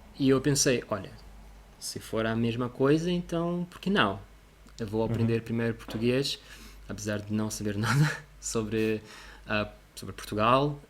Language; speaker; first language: Portuguese; non-native, fluent; Russian